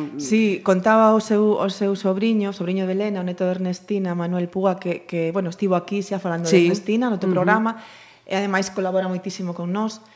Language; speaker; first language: Galician; non-native, local second language; Spanish